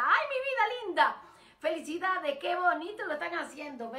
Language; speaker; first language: Spanish; native; Spanish